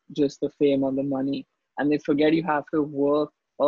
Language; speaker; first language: English; non-native, local second language; Hindi